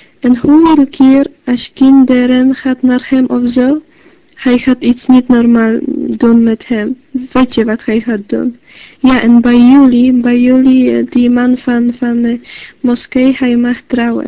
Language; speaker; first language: Dutch; non-native, learner; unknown